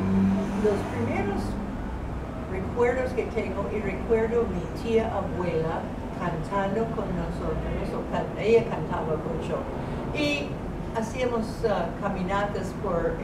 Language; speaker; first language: Spanish; non-native, fluent; English